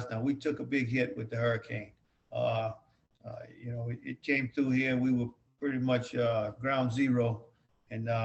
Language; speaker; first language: English; native; English